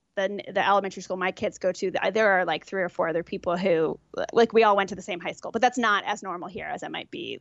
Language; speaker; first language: English; native; English